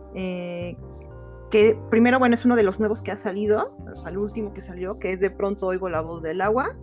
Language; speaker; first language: Spanish; native; Spanish